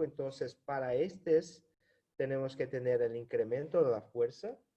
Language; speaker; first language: Spanish; non-native, fluent; Portuguese